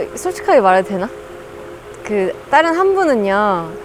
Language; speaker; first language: Korean; non-native, fluent; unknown